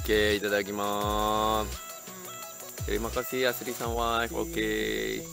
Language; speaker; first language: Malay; non-native, learner; Japanese